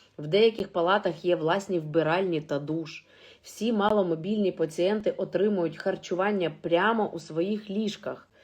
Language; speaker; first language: Ukrainian; native; Ukrainian